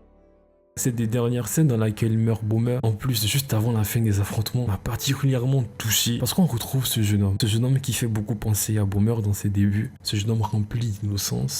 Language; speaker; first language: French; native; French